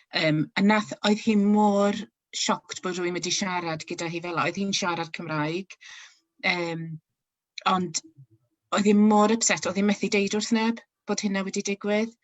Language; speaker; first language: Welsh; non-native, local second language; English